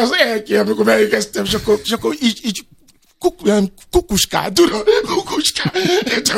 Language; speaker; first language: Hungarian; non-native, fluent; Yoruba